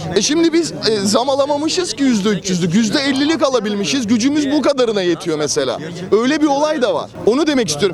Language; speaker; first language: Turkish; native; Turkish